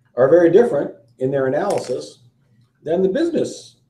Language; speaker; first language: English; native; English